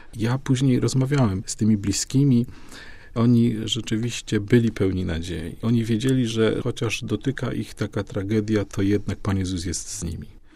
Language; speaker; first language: Polish; native; Polish